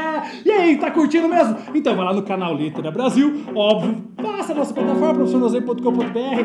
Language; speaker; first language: Portuguese; native; Portuguese